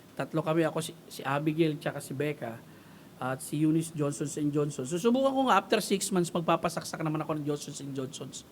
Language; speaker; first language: Filipino; native; Filipino